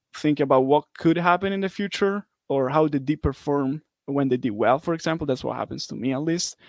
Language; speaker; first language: English; non-native, fluent; Italian